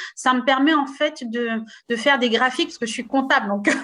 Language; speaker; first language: French; native; French